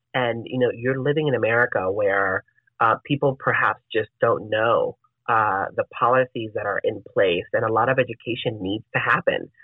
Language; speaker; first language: English; non-native, fluent; Spanish